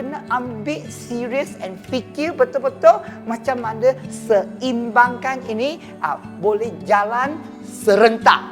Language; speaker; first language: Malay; non-native, local second language; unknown